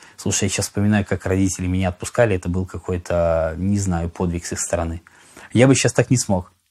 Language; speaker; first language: Russian; native; Russian